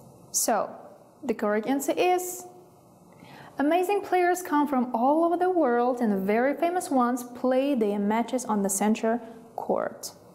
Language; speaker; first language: English; non-native, fluent; Kazakh